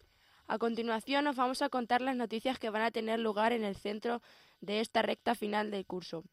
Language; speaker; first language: Spanish; native; Spanish